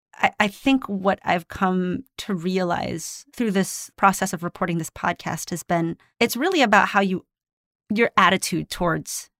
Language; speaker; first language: English; non-native, local second language; Filipino